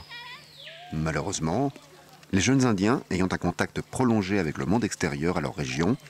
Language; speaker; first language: French; native; French